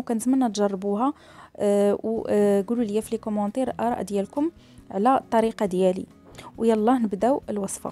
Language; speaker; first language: Arabic; native; Arabic